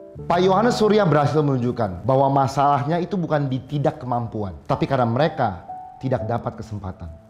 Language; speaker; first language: Indonesian; native; Indonesian